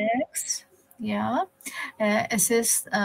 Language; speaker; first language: German; non-native, learner; Persian